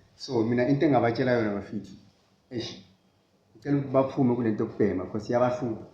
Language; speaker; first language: Zulu; native; Zulu